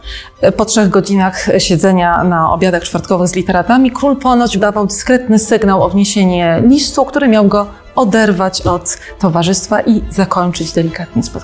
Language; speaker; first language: Polish; native; Polish